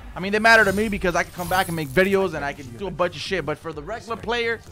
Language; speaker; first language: English; native; English